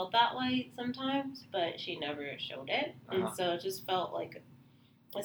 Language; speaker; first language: English; native; English